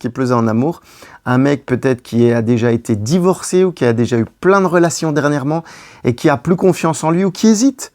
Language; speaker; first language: French; native; French